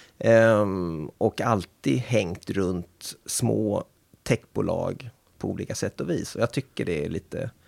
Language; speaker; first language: Swedish; native; Swedish